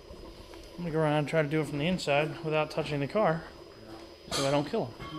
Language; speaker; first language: English; native; English